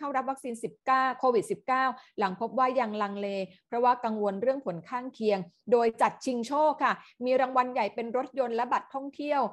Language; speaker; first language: Thai; native; Thai